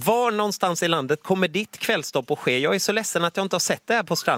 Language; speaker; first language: Swedish; native; Swedish